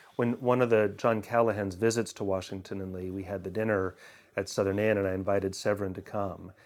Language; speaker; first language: English; native; English